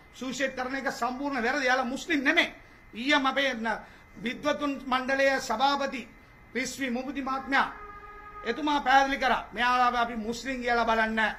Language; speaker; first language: Sinhala; non-native, local second language; Tamil